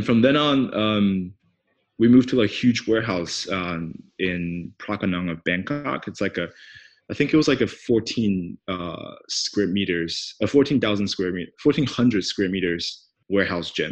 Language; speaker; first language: English; non-native, fluent; Chinese